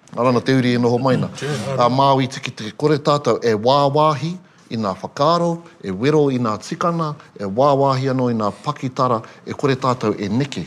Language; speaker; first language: Māori; native; Māori